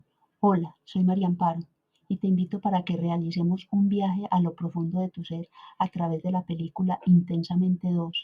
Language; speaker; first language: Spanish; native; Spanish